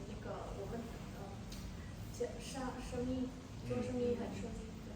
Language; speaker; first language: Chinese; non-native, learner; Vietnamese